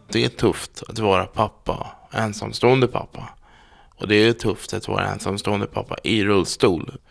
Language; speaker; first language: Swedish; native; Swedish